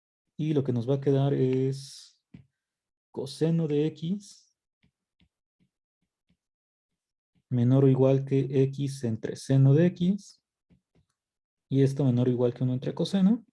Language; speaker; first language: Spanish; native; Spanish